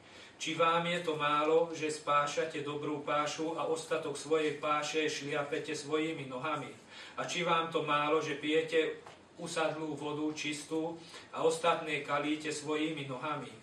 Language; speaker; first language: Slovak; non-native, learner; Hungarian